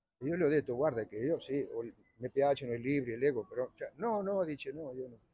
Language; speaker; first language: Italian; non-native, fluent; Spanish